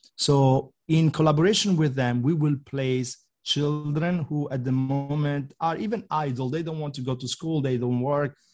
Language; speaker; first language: English; non-native, fluent; Italian